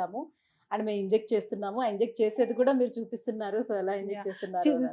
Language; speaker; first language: Telugu; native; Telugu